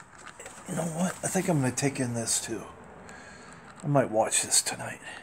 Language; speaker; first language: English; native; English